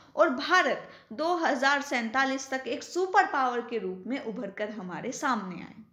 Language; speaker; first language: Hindi; native; Hindi